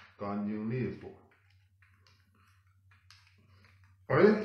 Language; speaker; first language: Chinese; native; Chinese